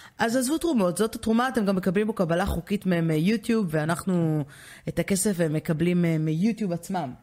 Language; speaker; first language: Hebrew; native; Hebrew